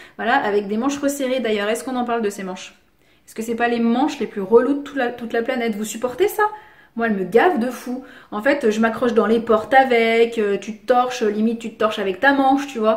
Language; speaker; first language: French; native; French